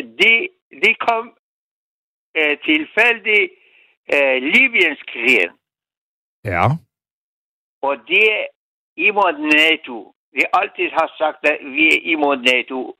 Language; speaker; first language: Danish; non-native, learner; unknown